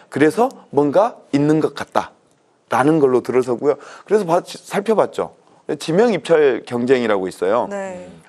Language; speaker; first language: Korean; native; Korean